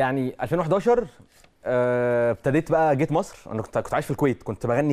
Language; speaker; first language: Arabic; native; Arabic